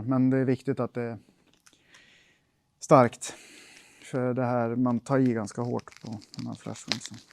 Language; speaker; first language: Swedish; native; Swedish